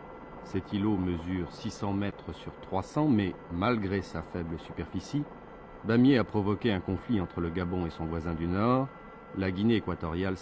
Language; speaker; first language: French; native; French